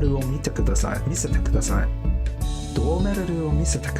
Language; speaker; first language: Japanese; non-native, learner; Cantonese